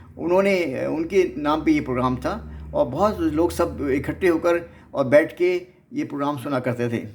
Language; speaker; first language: Urdu; native; Urdu